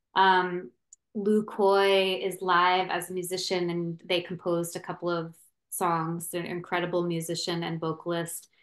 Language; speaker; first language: English; native; English